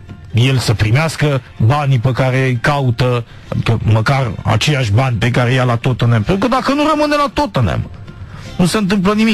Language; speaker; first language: Romanian; native; Romanian